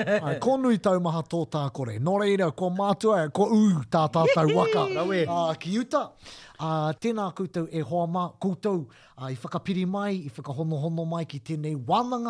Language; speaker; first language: Māori; non-native, local second language; English